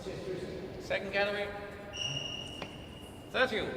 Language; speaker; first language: English; native; English